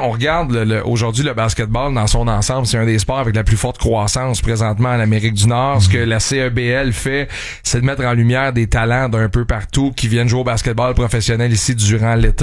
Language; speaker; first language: French; native; French